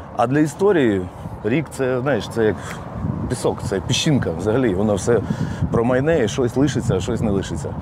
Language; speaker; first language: Ukrainian; non-native, local second language; Russian